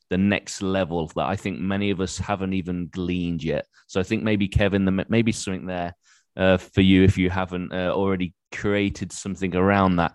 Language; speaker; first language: English; native; English